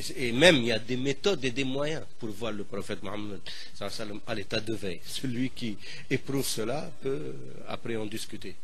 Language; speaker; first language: French; non-native, local second language; Arabic